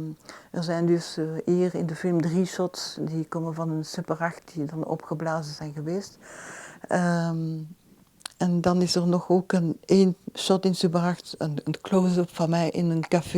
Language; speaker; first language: Dutch; non-native, local second language; French